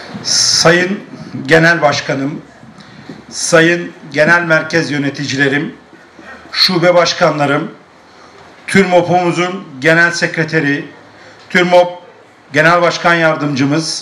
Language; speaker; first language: Turkish; native; Turkish